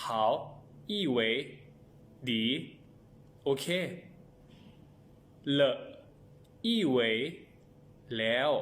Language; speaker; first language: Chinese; non-native, learner; Lao